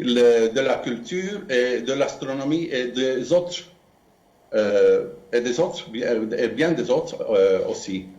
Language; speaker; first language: French; non-native, fluent; Arabic